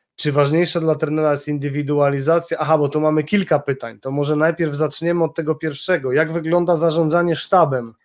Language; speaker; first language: Polish; non-native, fluent; Croatian